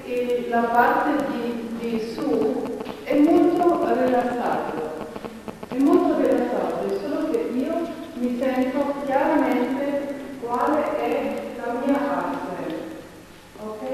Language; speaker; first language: Italian; non-native, fluent; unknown